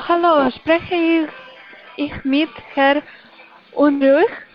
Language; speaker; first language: German; non-native, learner; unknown